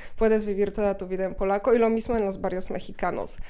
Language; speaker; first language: Spanish; non-native, fluent; Polish